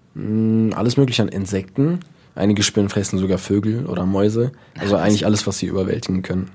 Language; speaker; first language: German; early bilingual, other home language; Dutch